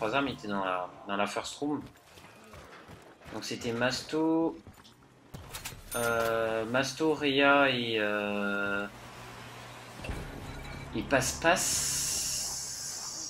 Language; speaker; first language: French; native; French